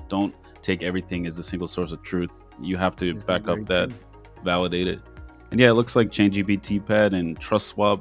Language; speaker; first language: English; native; English